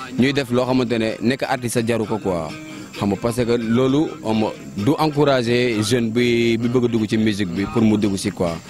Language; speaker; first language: Wolof; non-native, local second language; Jola-Fonyi